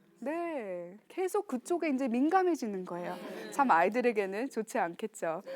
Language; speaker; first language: Korean; early bilingual, heritage; Korean